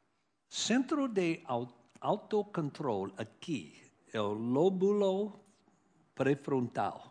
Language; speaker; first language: Spanish; non-native, learner; English